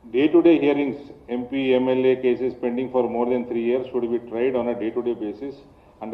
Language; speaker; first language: English; non-native, local second language; Telugu